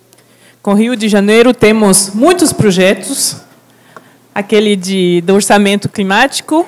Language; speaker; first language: Portuguese; non-native, fluent; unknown